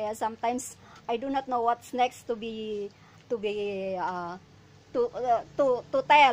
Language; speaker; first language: English; non-native, local second language; Filipino